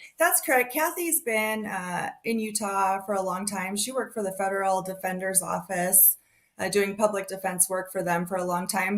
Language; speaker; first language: English; native; English